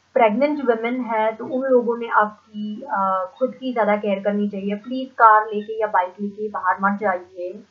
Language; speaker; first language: Hindi; non-native, local second language; Marathi